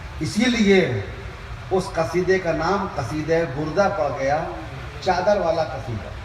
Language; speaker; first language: Urdu; native; Urdu